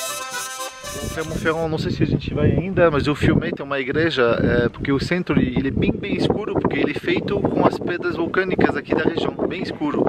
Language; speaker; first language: Portuguese; non-native, fluent; French